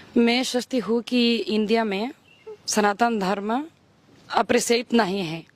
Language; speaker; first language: Hindi; non-native, learner; Spanish